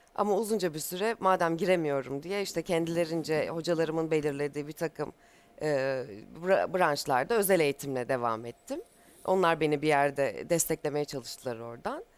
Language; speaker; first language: Turkish; native; Turkish